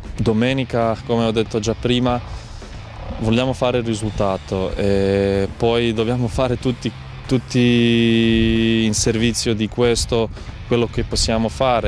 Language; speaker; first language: Italian; non-native, fluent; Croatian